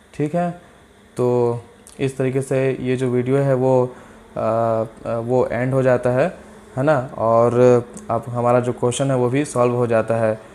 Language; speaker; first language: Hindi; native; Hindi